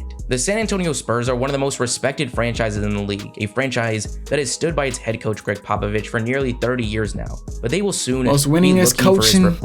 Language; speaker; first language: English; native; English